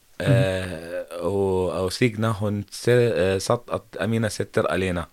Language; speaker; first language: Norwegian; non-native, learner; Arabic